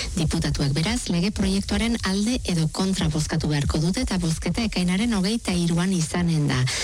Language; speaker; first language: Basque; native; Basque